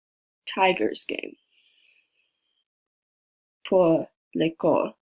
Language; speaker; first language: French; non-native, learner; English